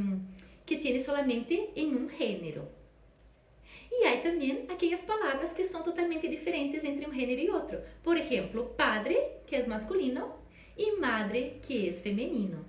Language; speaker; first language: Spanish; non-native, fluent; Portuguese